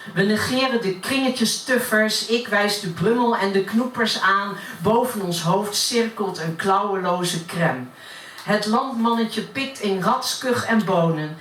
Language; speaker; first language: Dutch; native; Dutch